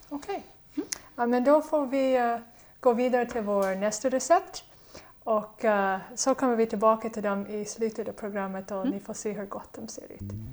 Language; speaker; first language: Swedish; non-native, fluent; English